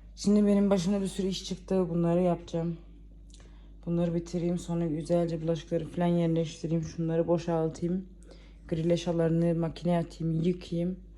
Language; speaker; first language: Turkish; early bilingual, heritage; Turkish